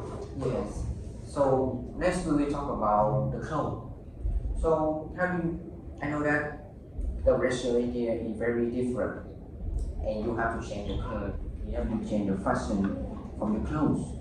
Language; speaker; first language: English; non-native, learner; Vietnamese